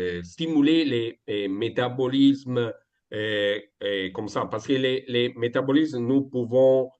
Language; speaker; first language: French; non-native, learner; Italian